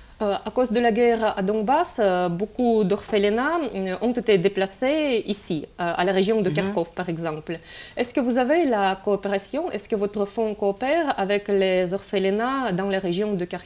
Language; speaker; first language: French; non-native, fluent; Russian